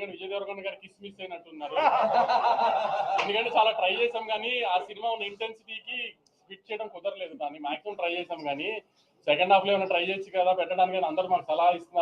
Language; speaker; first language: Telugu; native; Telugu